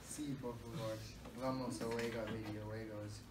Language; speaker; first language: Spanish; non-native, learner; English